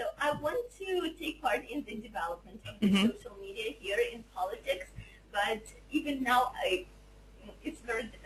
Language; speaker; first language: English; non-native, fluent; Ukrainian